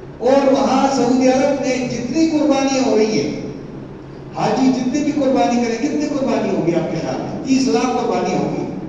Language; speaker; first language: Urdu; non-native, local second language; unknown